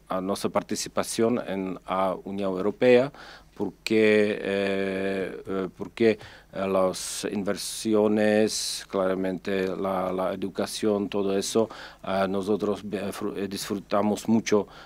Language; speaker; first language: Spanish; non-native, fluent; Czech